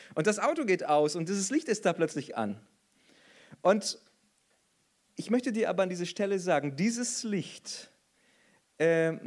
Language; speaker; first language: German; non-native, fluent; Portuguese